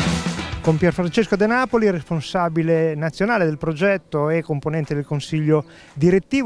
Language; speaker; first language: Italian; native; Italian